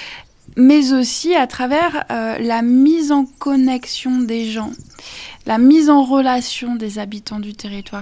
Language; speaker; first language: French; native; French